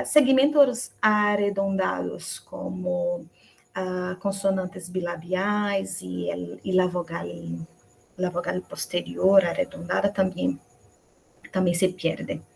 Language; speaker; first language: Spanish; non-native, fluent; Portuguese